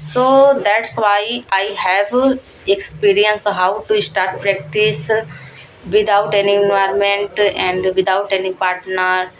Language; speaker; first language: English; non-native, learner; Hindi